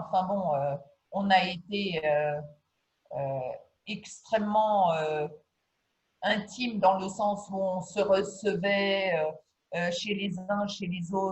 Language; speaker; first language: French; native; French